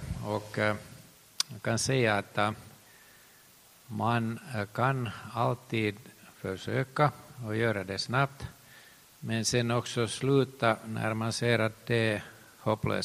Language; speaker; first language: Swedish; non-native, local second language; Finnish